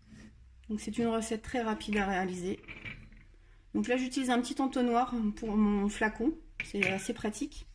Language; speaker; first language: French; native; French